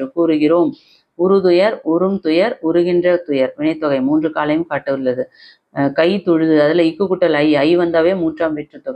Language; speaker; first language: Tamil; native; Tamil